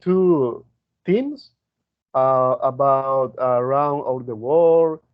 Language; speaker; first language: English; non-native, learner; Spanish